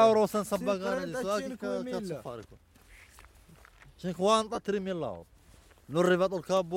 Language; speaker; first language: Italian; non-native, learner; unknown